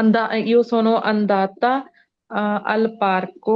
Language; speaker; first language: Italian; non-native, learner; Hindi